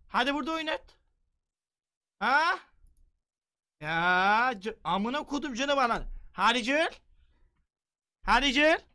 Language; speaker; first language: Turkish; native; Turkish